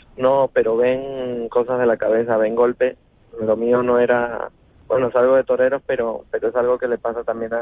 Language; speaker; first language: Spanish; native; Spanish